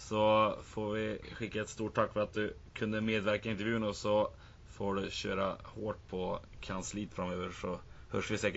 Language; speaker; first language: Swedish; native; Swedish